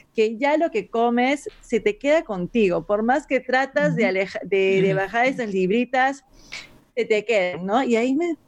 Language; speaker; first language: Spanish; native; Spanish